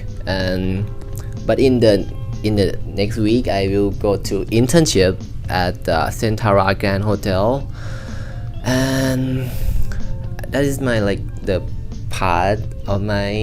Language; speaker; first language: English; non-native, learner; Thai